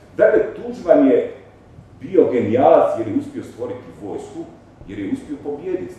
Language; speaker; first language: Croatian; native; Croatian